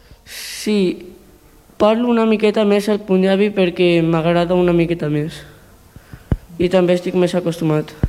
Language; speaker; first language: Catalan; early bilingual, other home language; Punjabi